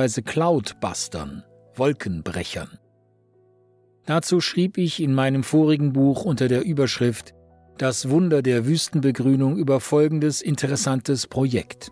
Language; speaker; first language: German; native; German